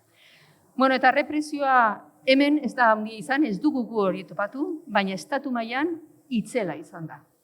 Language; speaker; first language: Basque; native; Basque